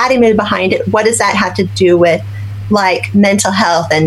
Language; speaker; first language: English; native; English